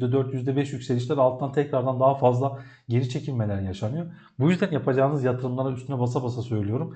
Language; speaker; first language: Turkish; native; Turkish